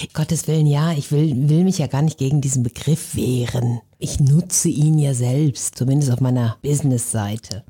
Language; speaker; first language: German; native; German